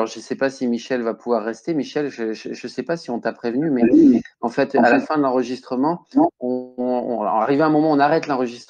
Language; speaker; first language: French; native; French